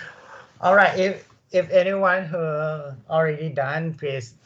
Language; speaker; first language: English; non-native, learner; Thai